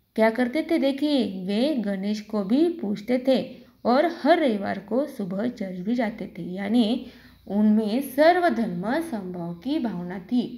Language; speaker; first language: Hindi; non-native, local second language; Marathi